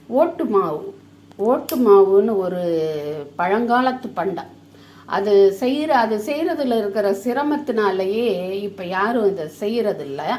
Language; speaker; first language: Tamil; native; Tamil